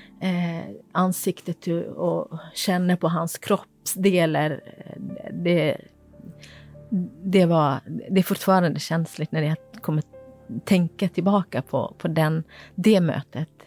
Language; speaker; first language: Swedish; non-native, fluent; Kurdish